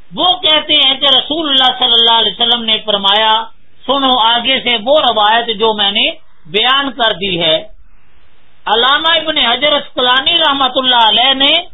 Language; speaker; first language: Urdu; native; Urdu